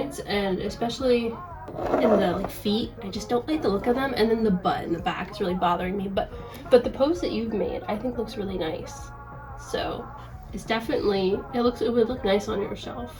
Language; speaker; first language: English; native; English